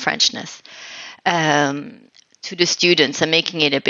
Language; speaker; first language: English; non-native, fluent; French